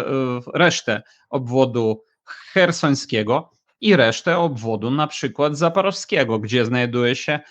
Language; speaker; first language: Polish; non-native, fluent; Ukrainian